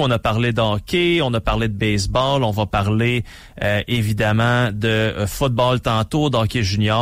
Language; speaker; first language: French; native; French